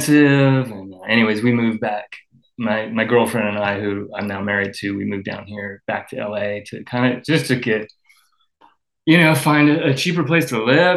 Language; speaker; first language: English; native; English